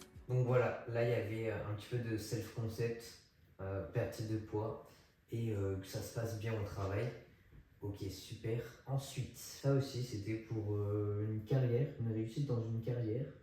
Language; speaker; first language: French; native; French